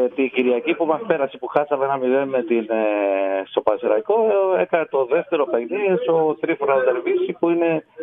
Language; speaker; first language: Greek; non-native, fluent; Spanish